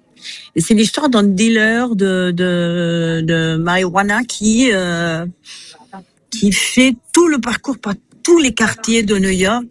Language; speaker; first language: French; non-native, fluent; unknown